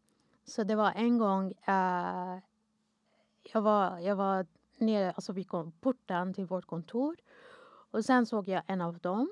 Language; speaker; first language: Swedish; non-native, fluent; Arabic